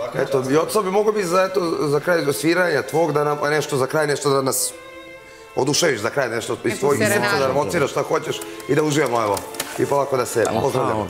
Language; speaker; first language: Serbian; native; Serbian